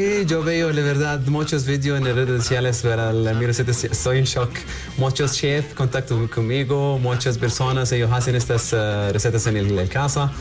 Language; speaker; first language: Spanish; non-native, learner; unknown